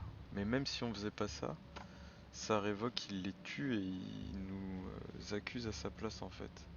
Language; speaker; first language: French; native; French